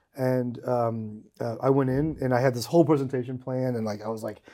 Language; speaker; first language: English; native; English